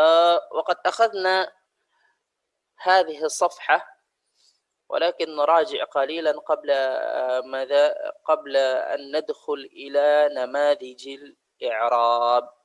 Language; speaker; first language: Arabic; non-native, fluent; Indonesian